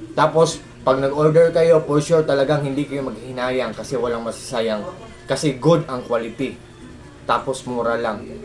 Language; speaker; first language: Filipino; non-native, local second language; Cebuano